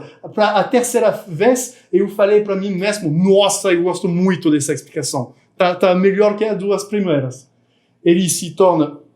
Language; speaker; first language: Portuguese; non-native, fluent; French